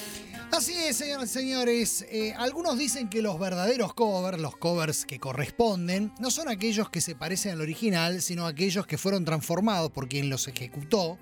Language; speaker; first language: Spanish; native; Spanish